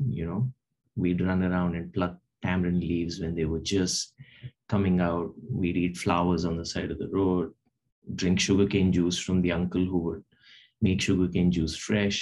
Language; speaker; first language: English; non-native, local second language; Telugu